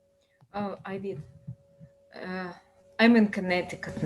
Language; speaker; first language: English; non-native, learner; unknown